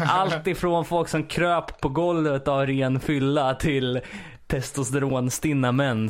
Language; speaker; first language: Swedish; native; Swedish